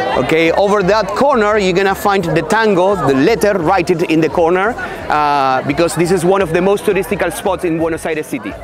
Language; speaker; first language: English; non-native, fluent; Spanish